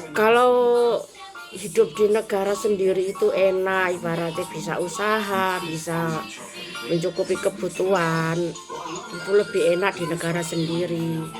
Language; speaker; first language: Indonesian; native; Indonesian